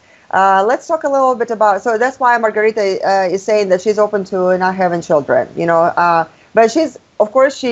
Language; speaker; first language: English; non-native, fluent; Russian